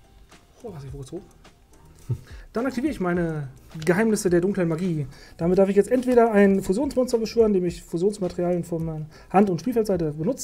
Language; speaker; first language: German; native; German